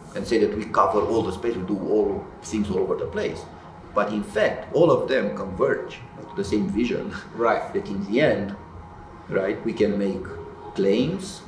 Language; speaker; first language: English; non-native, fluent; Romanian